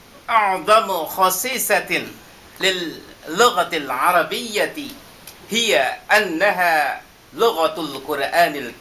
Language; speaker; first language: Arabic; non-native, learner; Indonesian